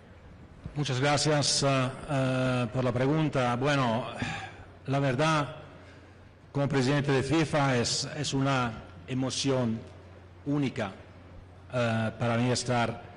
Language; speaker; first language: Spanish; non-native, fluent; Italian